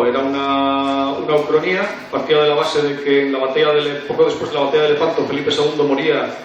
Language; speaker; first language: Spanish; native; Spanish